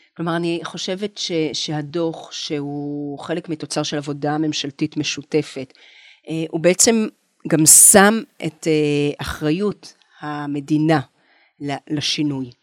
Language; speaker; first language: Hebrew; native; Hebrew